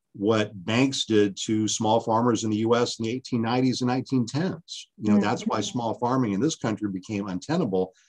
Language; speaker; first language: English; early bilingual, other home language; Spanish